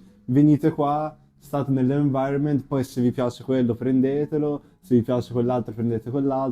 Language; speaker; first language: Italian; native; Italian